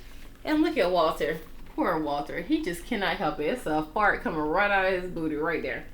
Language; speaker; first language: English; native; English